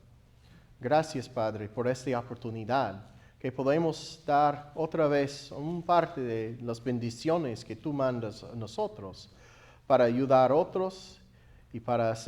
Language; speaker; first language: Spanish; non-native, fluent; English